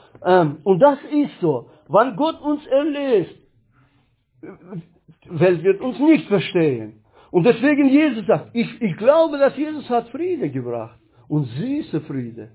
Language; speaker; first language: German; non-native, learner; Russian